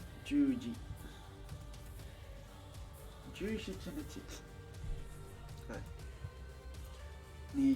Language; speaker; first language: Japanese; non-native, learner; Spanish